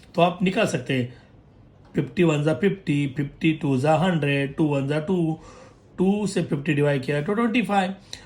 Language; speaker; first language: Hindi; non-native, local second language; Marathi